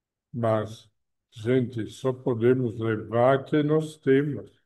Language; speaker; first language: Portuguese; non-native, fluent; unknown